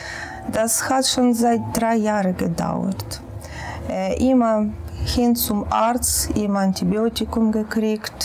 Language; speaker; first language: German; non-native, fluent; Russian